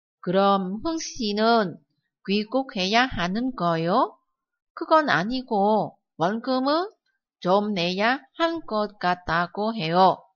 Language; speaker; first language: Korean; non-native, fluent; Vietnamese